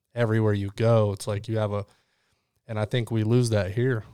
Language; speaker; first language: English; native; English